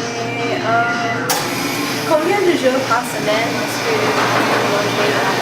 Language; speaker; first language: French; non-native, fluent; English